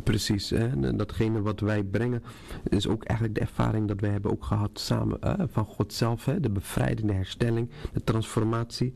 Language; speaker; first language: Dutch; non-native, fluent; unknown